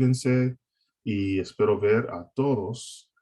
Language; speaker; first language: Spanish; non-native, fluent; English